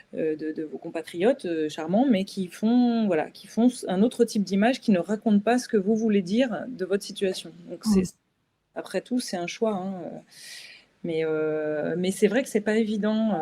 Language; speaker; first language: French; native; French